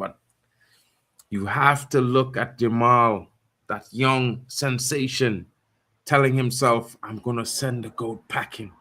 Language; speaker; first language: English; native; English